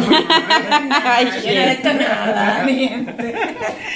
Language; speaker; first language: Italian; non-native, learner; Spanish